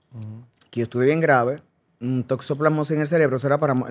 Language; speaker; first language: Spanish; native; Spanish